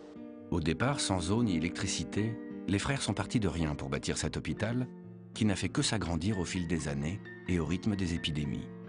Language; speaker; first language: French; native; French